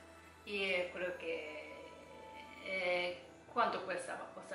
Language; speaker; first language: Spanish; non-native, learner; Japanese